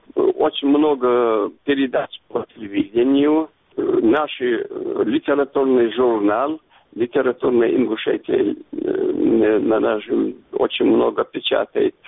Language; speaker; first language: Russian; non-native, local second language; Ingush